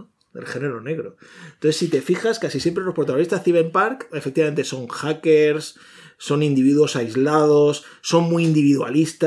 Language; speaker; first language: Spanish; native; Spanish